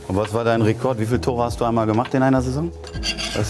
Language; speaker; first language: German; native; German